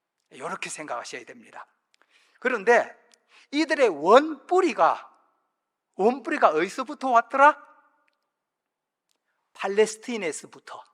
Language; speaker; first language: Korean; native; Korean